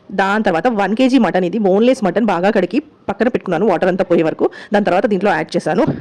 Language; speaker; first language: Telugu; non-native, local second language; Urdu